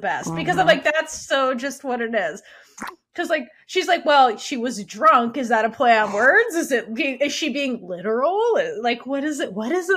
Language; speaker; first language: English; native; English